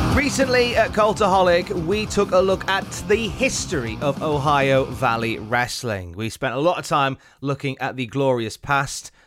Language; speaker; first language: English; native; English